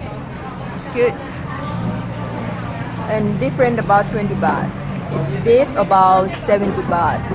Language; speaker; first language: English; non-native, learner; Thai